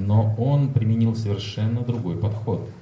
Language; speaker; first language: Russian; native; Russian